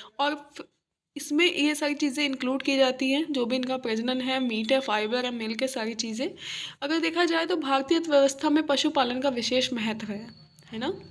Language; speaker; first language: Hindi; native; Hindi